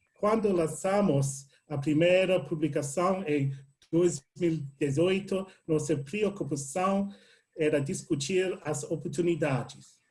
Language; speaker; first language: Portuguese; non-native, learner; English